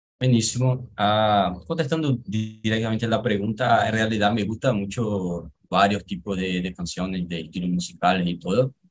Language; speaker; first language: Spanish; non-native, fluent; Portuguese